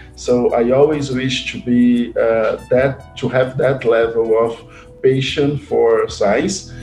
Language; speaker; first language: English; non-native, fluent; Portuguese